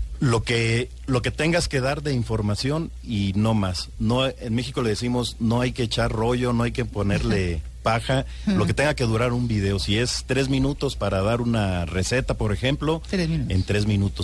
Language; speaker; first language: Spanish; native; Spanish